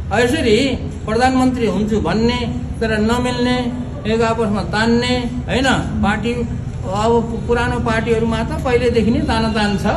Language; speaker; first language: Nepali; native; Nepali